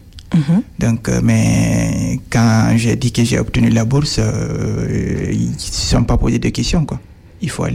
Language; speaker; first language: French; non-native, fluent; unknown